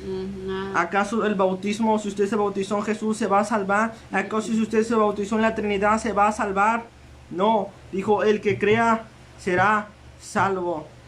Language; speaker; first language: Spanish; native; Spanish